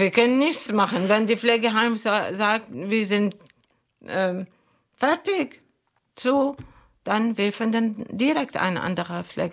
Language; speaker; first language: German; non-native, learner; Arabic